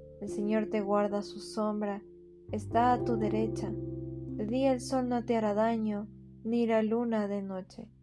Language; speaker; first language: Spanish; native; Spanish